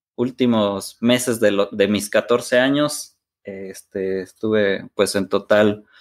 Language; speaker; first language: Spanish; native; Spanish